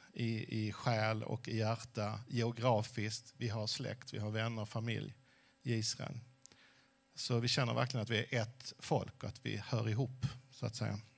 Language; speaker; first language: Swedish; early bilingual, other home language; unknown